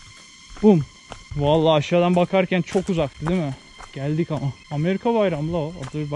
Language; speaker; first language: Turkish; native; Turkish